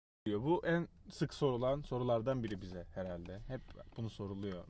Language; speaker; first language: Turkish; native; Turkish